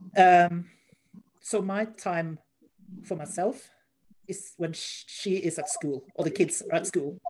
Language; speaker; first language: English; non-native, fluent; Norwegian